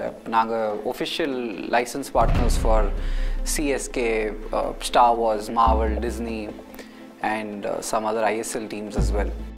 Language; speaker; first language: Tamil; non-native, local second language; Hindi